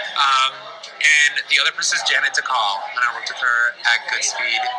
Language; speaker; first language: English; early bilingual, other home language; Polish